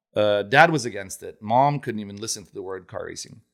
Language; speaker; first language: English; non-native, fluent; Italian